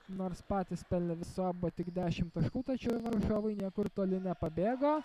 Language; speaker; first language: Lithuanian; native; Lithuanian